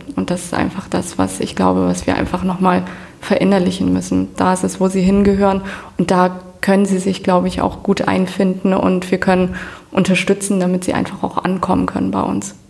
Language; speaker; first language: German; native; German